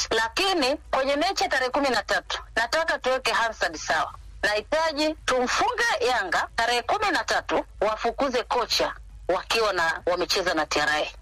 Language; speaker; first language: Swahili; non-native, local second language; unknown